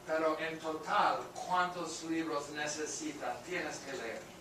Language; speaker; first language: Spanish; non-native, fluent; English